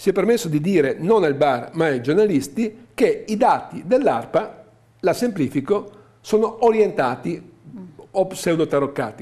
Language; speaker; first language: Italian; native; Italian